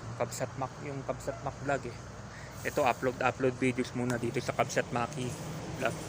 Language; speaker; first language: Filipino; non-native, local second language; Iloko